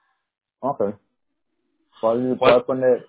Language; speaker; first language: Spanish; non-native, learner; Portuguese